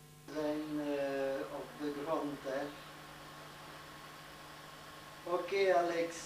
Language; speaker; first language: Dutch; non-native, learner; French